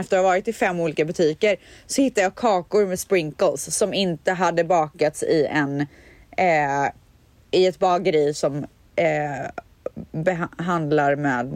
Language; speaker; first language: Swedish; native; Swedish